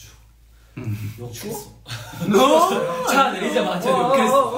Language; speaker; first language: Korean; non-native, fluent; Chinese